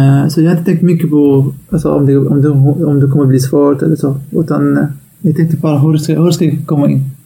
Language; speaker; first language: Swedish; non-native, fluent; Arabic